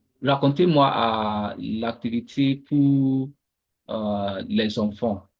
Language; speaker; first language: French; non-native, learner; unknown